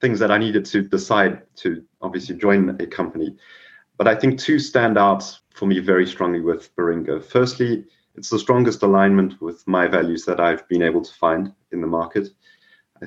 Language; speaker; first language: English; native; English